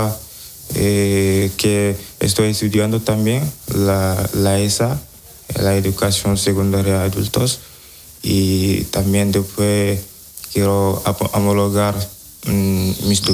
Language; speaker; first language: Spanish; non-native, learner; Wolof